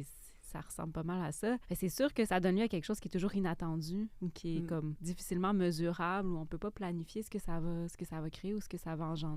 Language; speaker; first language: French; native; French